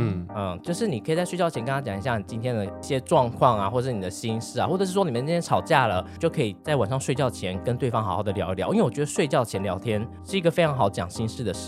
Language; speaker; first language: Chinese; native; Chinese